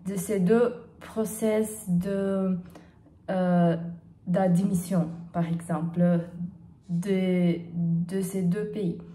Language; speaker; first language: French; non-native, learner; Portuguese